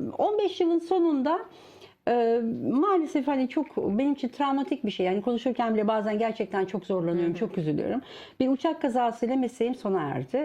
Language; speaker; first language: Turkish; native; Turkish